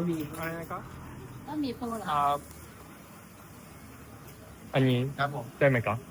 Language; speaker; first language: Thai; non-native, learner; Japanese